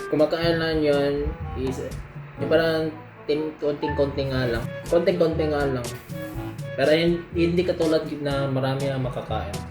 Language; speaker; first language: Filipino; non-native, local second language; Cebuano